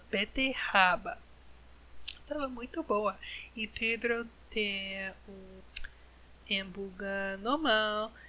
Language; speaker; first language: Portuguese; non-native, learner; English